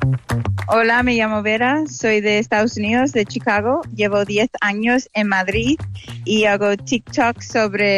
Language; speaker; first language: Spanish; non-native, fluent; English